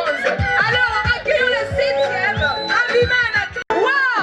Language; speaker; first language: French; non-native, local second language; Rundi